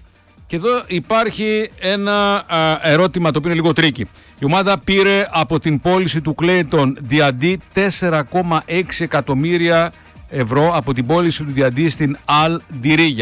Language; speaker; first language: Greek; native; Greek